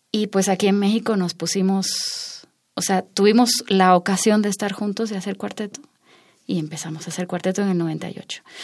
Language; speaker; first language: Spanish; native; Spanish